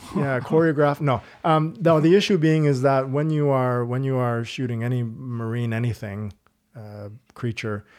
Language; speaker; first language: English; native; English